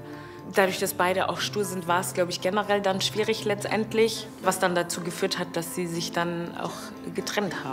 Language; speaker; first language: German; early bilingual, other home language; Wolof